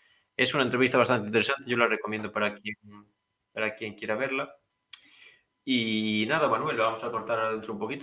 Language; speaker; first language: Spanish; native; Spanish